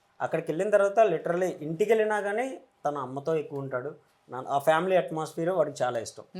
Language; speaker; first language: Telugu; native; Telugu